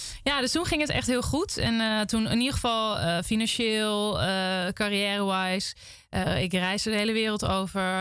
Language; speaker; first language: Dutch; native; Dutch